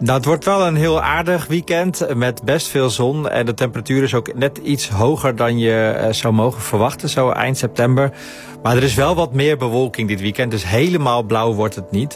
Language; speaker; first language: Dutch; native; Dutch